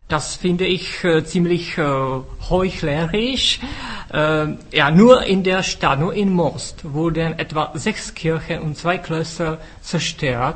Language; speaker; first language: German; non-native, fluent; Czech